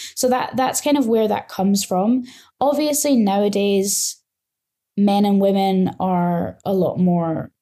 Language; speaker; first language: English; native; English